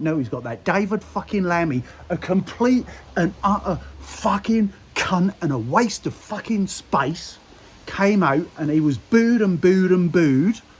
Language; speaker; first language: English; native; English